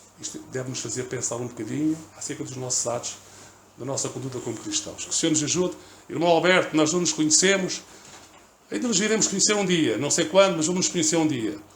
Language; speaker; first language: Portuguese; native; Portuguese